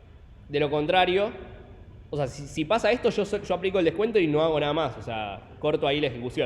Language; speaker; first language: Spanish; native; Spanish